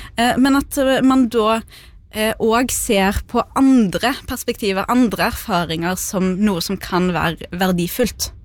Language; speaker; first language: Norwegian; early bilingual, other home language; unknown